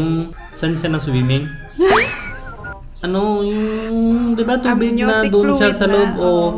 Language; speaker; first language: Filipino; non-native, learner; Hindi